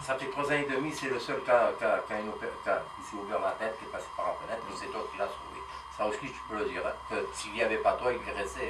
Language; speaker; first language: French; native; French